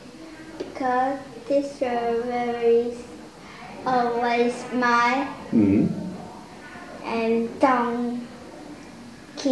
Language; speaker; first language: English; non-native, learner; Vietnamese